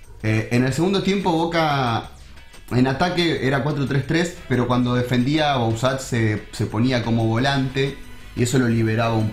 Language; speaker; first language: Spanish; native; Spanish